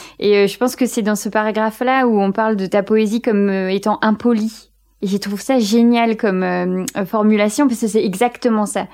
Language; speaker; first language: French; native; French